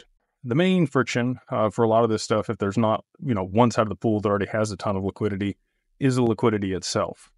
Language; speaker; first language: English; native; English